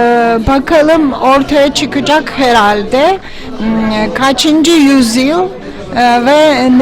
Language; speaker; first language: Turkish; non-native, fluent; Georgian